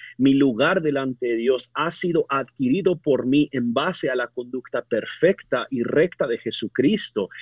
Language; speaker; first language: Spanish; early bilingual, other home language; English